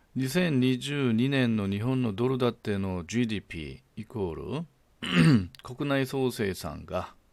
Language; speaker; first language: Japanese; non-native, fluent; Korean